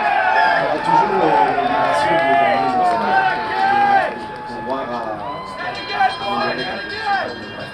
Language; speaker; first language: French; non-native, fluent; English